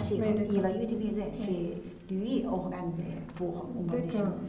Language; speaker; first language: French; non-native, learner; Chinese